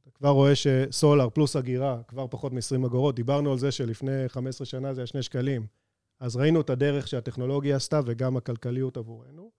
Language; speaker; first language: Hebrew; native; Hebrew